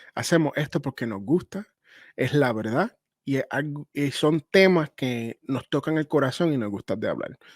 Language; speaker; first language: Spanish; early bilingual, heritage; Spanish